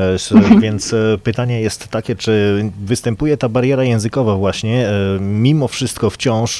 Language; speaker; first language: Polish; native; Polish